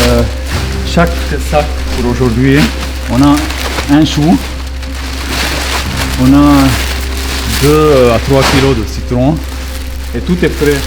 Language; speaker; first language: French; non-native, local second language; Arabic